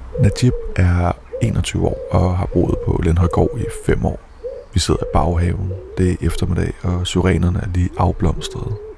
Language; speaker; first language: Danish; native; Danish